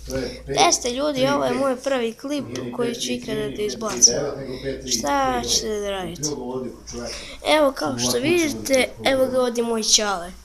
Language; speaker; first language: Bosnian; native; Bosnian